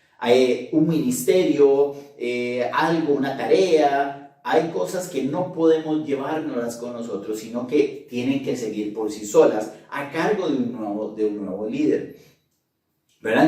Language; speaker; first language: Spanish; native; Spanish